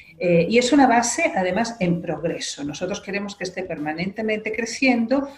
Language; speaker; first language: Spanish; native; Spanish